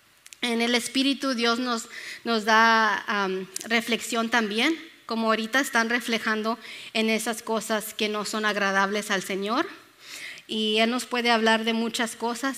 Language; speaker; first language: Spanish; early bilingual, other home language; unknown